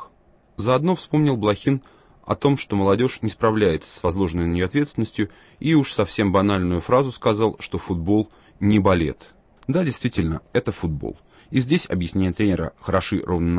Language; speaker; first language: Russian; native; Russian